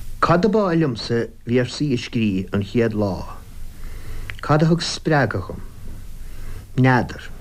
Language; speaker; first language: Irish; native; Irish